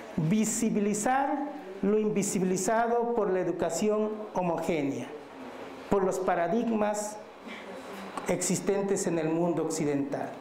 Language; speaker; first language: Spanish; non-native, local second language; Mixtepec Mixtec